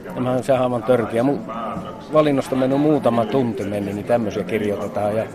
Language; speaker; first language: Finnish; native; Finnish